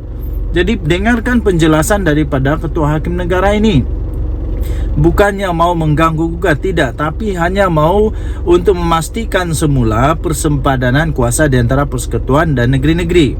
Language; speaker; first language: Malay; native; Malay